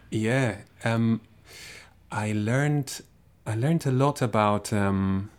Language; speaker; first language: English; non-native, fluent; Spanish